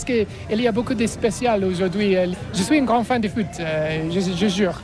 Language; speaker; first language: French; non-native, learner; English